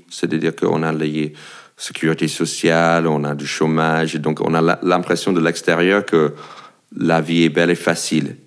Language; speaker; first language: French; non-native, fluent; English